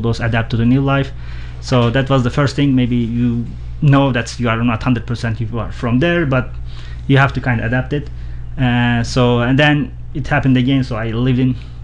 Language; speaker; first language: English; non-native, fluent; Turkish